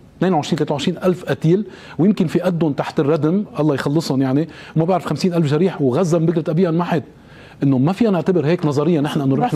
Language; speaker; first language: Arabic; native; Arabic